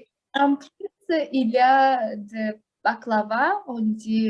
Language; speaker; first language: French; non-native, learner; Azerbaijani